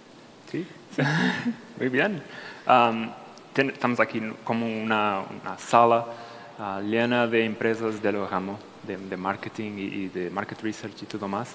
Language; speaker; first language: Spanish; non-native, fluent; Portuguese